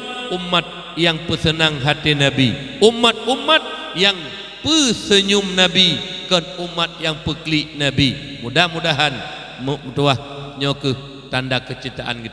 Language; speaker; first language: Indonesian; non-native, local second language; Achinese